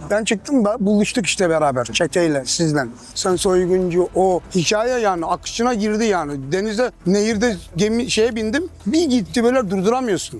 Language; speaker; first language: Turkish; early bilingual, heritage; Turkish